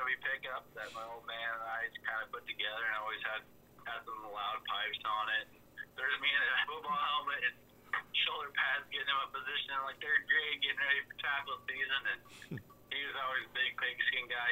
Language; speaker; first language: English; native; English